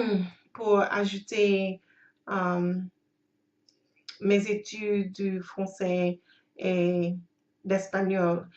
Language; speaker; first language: French; non-native, learner; English